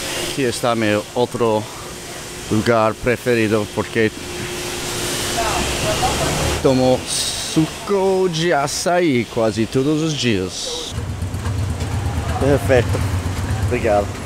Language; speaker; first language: Portuguese; non-native, learner; English